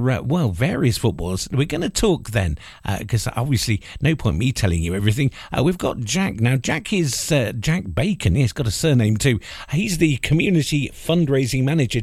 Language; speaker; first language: English; native; English